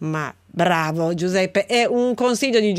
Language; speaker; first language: Italian; native; Italian